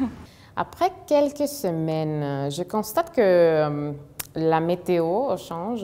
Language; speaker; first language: French; non-native, fluent; Spanish